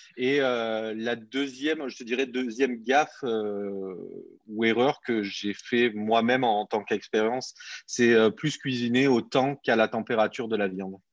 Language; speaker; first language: French; native; French